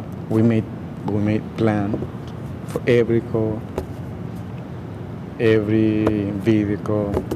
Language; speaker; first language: English; non-native, fluent; Spanish